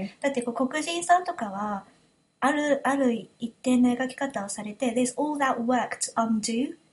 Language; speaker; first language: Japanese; early bilingual, heritage; Japanese